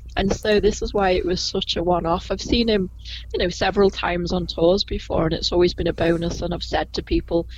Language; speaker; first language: English; native; English